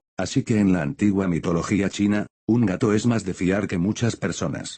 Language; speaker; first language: Spanish; native; Spanish